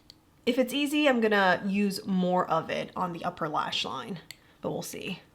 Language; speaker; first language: English; native; English